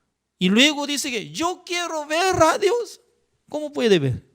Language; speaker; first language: Spanish; non-native, fluent; Korean